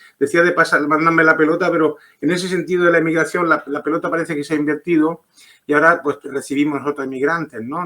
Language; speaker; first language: Spanish; early bilingual, heritage; Spanish